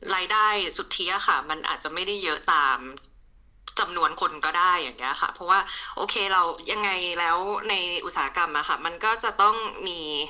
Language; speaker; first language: Thai; native; Thai